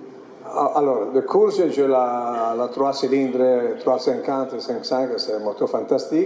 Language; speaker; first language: French; non-native, fluent; Italian